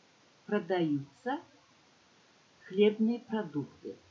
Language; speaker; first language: Russian; non-native, local second language; Kyrgyz